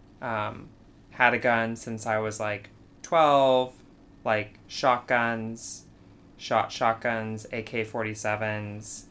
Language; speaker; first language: English; native; English